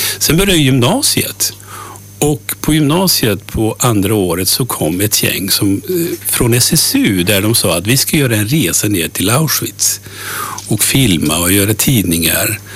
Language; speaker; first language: Swedish; early bilingual, other home language; Turkish